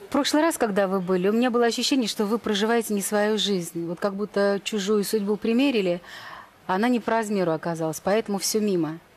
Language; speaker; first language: Russian; native; Russian